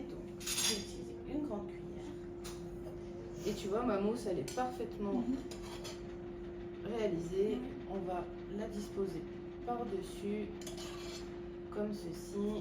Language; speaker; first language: French; native; French